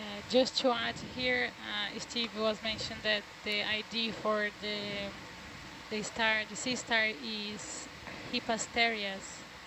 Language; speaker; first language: English; non-native, fluent; Portuguese